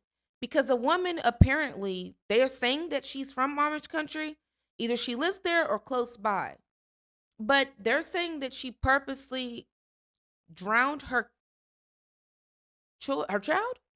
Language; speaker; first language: English; native; English